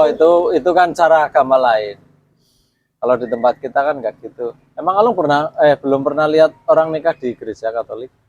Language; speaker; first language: Indonesian; native; Indonesian